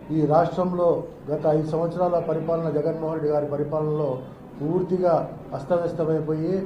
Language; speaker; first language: Telugu; native; Telugu